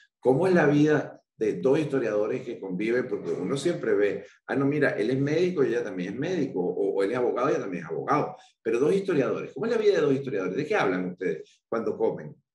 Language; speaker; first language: Spanish; native; Spanish